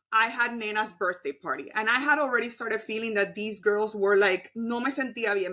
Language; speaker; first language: English; non-native, fluent; Spanish